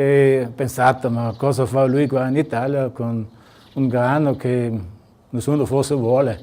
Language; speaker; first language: Italian; non-native, local second language; German